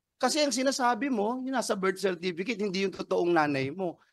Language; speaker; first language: Filipino; native; Filipino